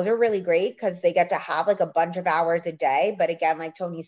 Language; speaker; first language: English; native; English